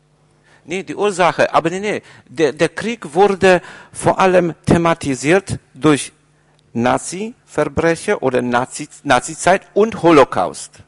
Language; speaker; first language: German; non-native, fluent; Polish